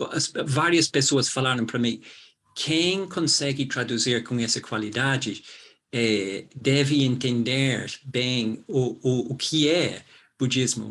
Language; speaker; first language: Portuguese; non-native, fluent; English